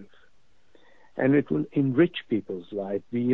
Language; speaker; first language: English; non-native, local second language; Urdu